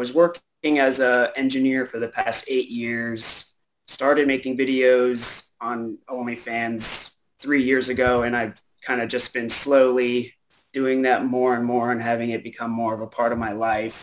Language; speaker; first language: English; native; English